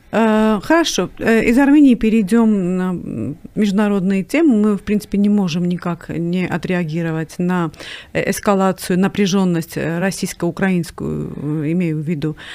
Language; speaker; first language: Russian; non-native, local second language; Armenian